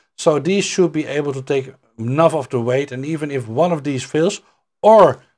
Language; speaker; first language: English; non-native, fluent; Dutch